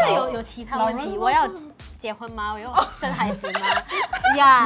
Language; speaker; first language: Chinese; non-native, local second language; English